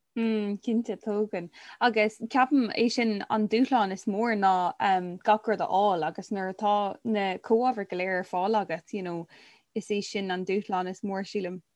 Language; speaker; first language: Irish; non-native, local second language; English